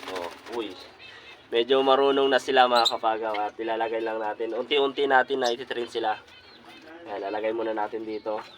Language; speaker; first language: Filipino; native; Filipino